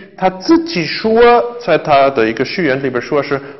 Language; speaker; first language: Chinese; non-native, fluent; German